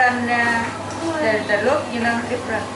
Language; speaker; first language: English; non-native, learner; Vietnamese